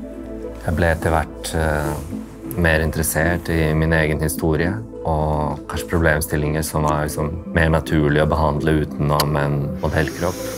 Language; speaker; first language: Norwegian; early bilingual, other home language; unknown